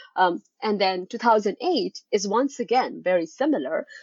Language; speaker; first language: English; non-native, local second language; Bangla